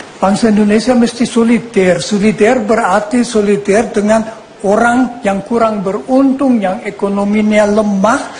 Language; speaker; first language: Indonesian; non-native, fluent; German